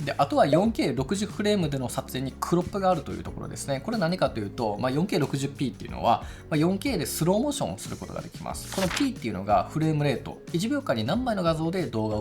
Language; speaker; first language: Japanese; native; Japanese